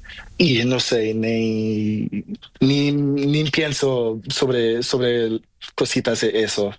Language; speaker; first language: Spanish; non-native, learner; Portuguese